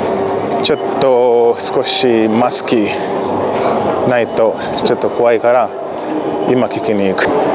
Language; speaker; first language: Japanese; non-native, learner; Swahili